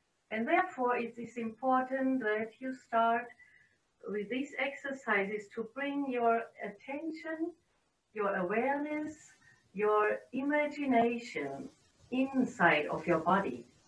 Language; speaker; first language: English; non-native, fluent; German